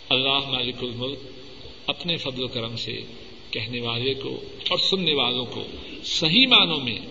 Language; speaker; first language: Urdu; non-native, local second language; Punjabi